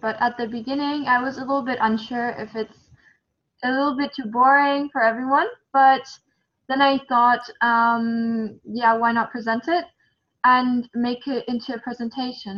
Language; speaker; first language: English; non-native, fluent; German